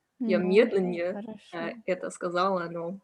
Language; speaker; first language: Russian; non-native, learner; English